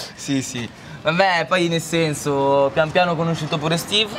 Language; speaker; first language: Italian; native; Italian